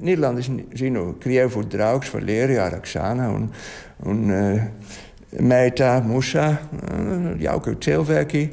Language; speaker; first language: Latvian; non-native, learner; Dutch